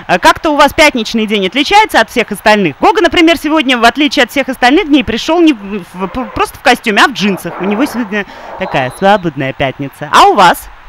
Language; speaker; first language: Russian; non-native, local second language; Armenian